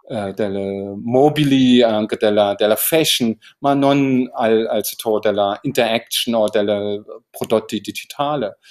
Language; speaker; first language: Italian; non-native, learner; German